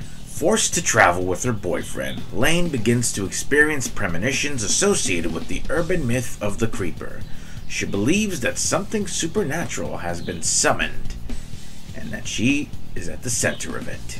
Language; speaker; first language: English; native; English